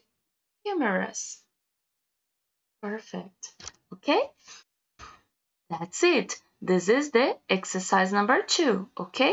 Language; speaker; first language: English; non-native, learner; Portuguese